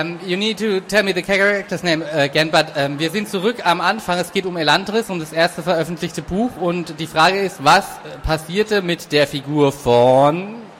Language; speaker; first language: German; native; German